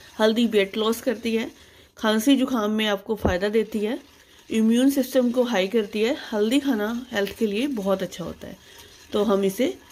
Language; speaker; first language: Hindi; non-native, local second language; Punjabi